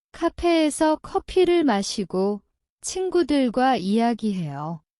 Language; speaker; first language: Korean; non-native, learner; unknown